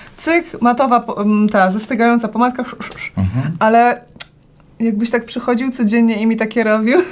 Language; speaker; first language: Polish; native; Polish